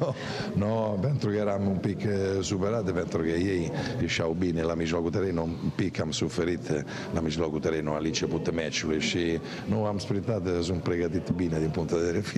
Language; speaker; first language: Romanian; non-native, fluent; Italian